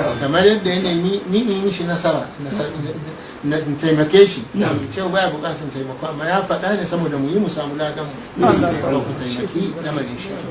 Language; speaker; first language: Hausa; non-native, local second language; Arabic